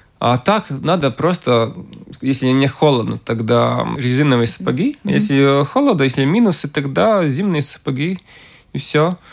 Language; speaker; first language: Russian; non-native, local second language; Latvian